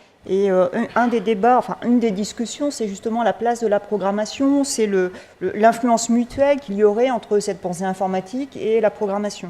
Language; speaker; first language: French; native; French